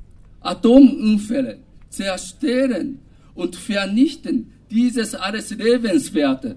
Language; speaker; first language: German; non-native, fluent; Japanese